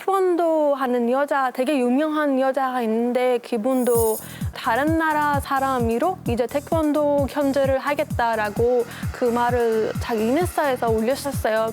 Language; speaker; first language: Korean; non-native, fluent; Persian